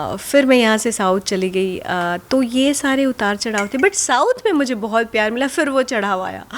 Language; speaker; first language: Hindi; non-native, local second language; Gujarati